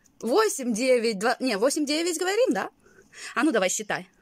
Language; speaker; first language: Russian; native; Russian